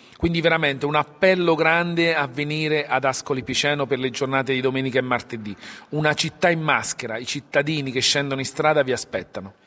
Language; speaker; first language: Italian; native; Italian